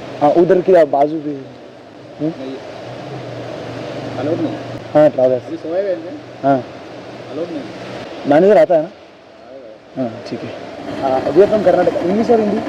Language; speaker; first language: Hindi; non-native, local second language; Kannada